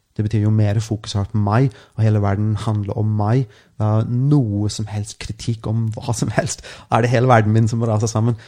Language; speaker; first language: Norwegian; non-native, fluent; English